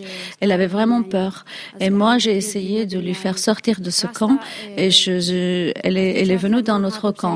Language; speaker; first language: French; non-native, fluent; Kurdish